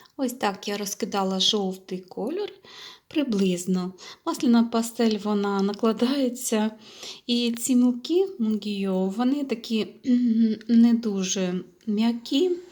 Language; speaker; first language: Ukrainian; non-native, local second language; Russian